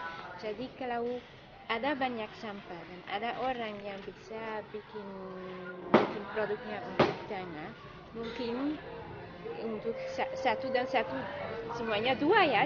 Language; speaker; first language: Indonesian; non-native, learner; Dutch